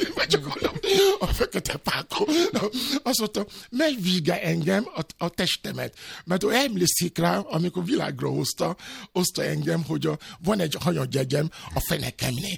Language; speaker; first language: Hungarian; non-native, fluent; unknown